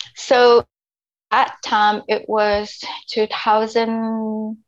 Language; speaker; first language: English; non-native, fluent; Vietnamese